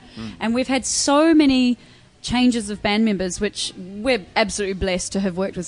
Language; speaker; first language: English; native; English